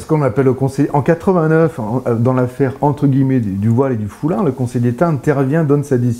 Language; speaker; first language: French; native; French